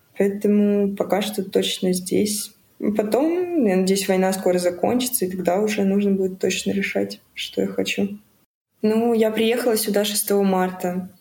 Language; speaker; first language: Russian; native; Russian